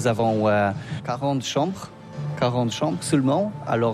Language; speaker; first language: French; non-native, learner; Polish